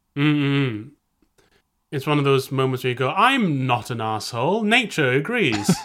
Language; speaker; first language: English; native; English